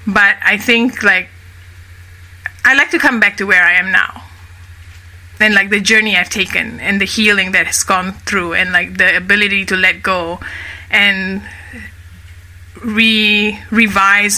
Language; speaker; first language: English; native; English